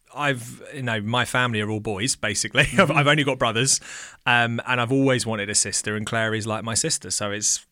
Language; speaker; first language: English; native; English